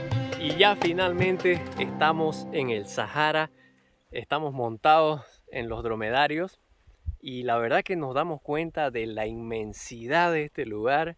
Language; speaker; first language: Spanish; native; Spanish